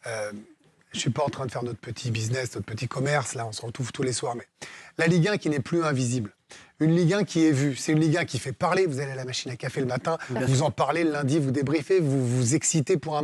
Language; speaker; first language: French; native; French